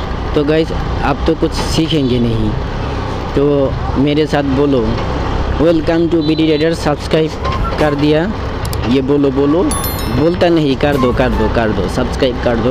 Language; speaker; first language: Hindi; non-native, learner; Bangla